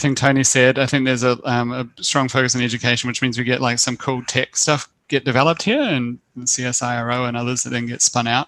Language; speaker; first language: English; native; English